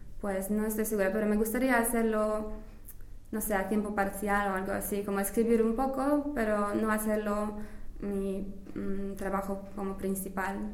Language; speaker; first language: Spanish; non-native, fluent; English